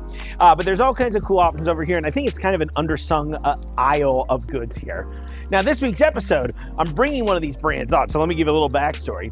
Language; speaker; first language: English; native; English